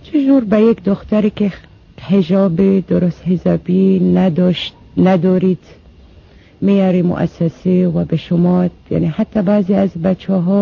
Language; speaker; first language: Persian; non-native, fluent; Arabic